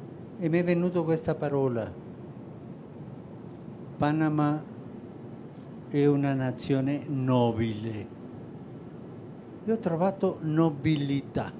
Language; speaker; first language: Italian; non-native, fluent; Spanish